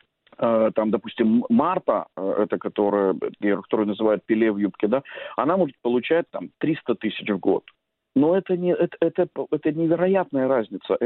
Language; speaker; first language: Russian; native; Russian